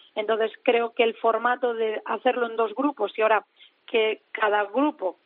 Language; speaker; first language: Spanish; native; Spanish